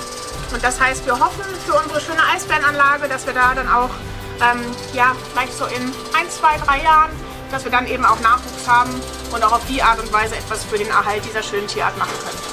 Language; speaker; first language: German; native; German